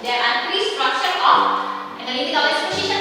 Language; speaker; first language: English; non-native, fluent; Indonesian